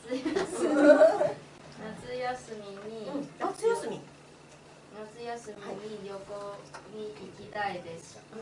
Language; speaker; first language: Japanese; non-native, learner; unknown